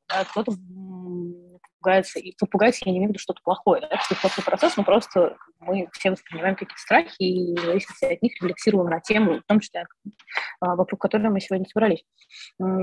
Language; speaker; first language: Russian; native; Russian